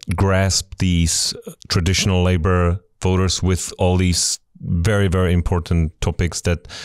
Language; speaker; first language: English; non-native, fluent; Czech